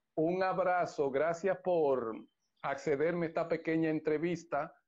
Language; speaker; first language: Spanish; native; Spanish